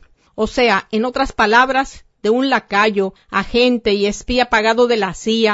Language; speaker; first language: Spanish; native; Spanish